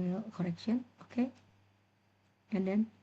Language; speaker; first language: English; non-native, learner; Indonesian